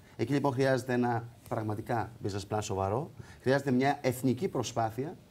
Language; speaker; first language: Greek; native; Greek